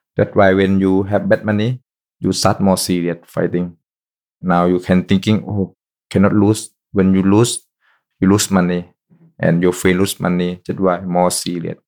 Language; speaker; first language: English; non-native, learner; Thai